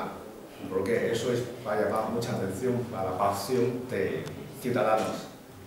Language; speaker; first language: Spanish; non-native, fluent; Chinese